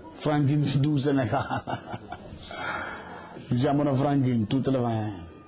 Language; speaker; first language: Italian; non-native, learner; Wolof